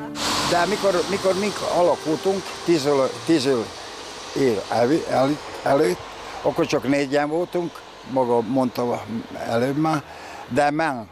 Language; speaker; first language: Hungarian; early bilingual, heritage; Hungarian